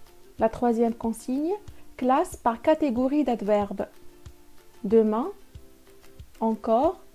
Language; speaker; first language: French; non-native, local second language; Arabic